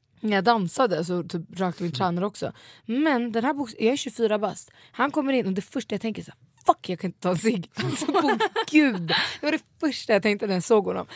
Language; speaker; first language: Swedish; early bilingual, other home language; Kurdish